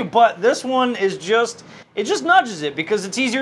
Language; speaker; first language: English; native; English